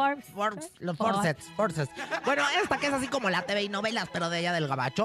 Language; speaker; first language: Spanish; native; Spanish